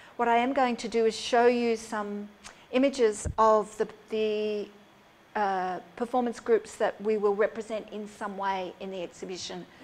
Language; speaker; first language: English; native; English